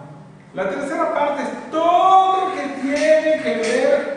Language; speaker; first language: Spanish; non-native, fluent; Portuguese